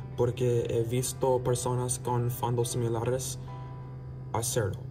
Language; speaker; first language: Spanish; non-native, learner; English